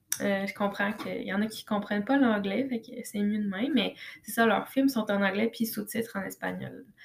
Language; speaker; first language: French; native; French